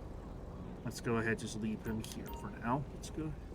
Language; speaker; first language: English; native; English